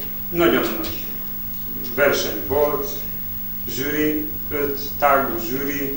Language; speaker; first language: Hungarian; non-native, learner; Polish